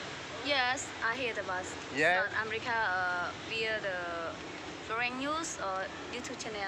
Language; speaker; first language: English; non-native, learner; Khmer